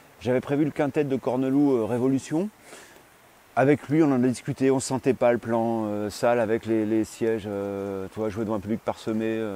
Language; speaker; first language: French; native; French